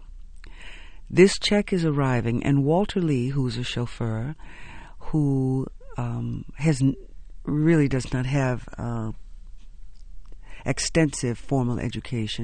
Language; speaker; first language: English; native; English